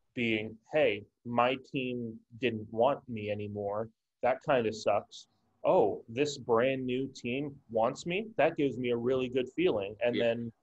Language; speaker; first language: English; native; English